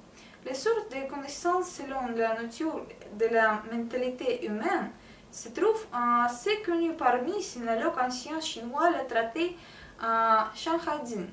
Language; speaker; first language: French; non-native, learner; Russian